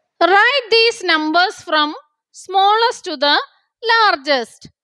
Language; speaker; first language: English; non-native, local second language; Malayalam